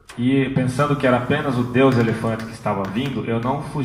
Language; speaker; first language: Portuguese; native; Portuguese